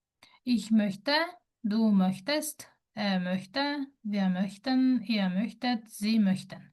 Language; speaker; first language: German; non-native, fluent; Kyrgyz